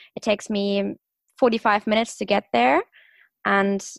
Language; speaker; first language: English; non-native, fluent; German